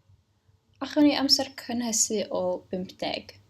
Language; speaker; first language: Welsh; native; Welsh